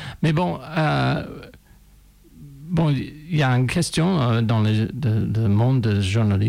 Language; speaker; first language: French; non-native, fluent; English